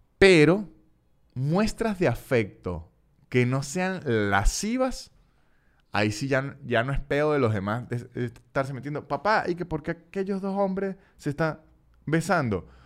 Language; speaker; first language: Spanish; native; Spanish